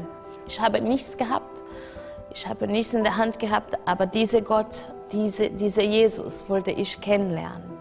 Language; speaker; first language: German; non-native, fluent; Portuguese